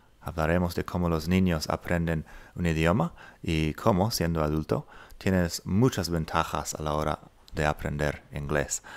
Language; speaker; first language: Spanish; non-native, fluent; English